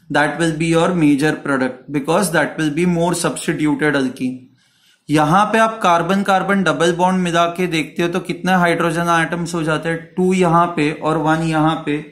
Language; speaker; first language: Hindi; non-native, local second language; Marathi